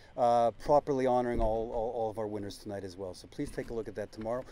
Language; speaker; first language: English; native; English